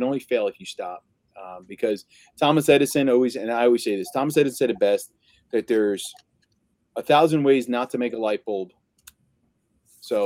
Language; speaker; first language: English; native; English